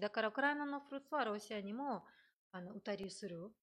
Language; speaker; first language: Japanese; non-native, fluent; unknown